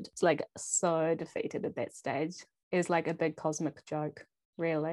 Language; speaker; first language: English; native; English